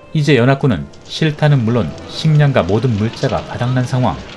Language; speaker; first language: Korean; native; Korean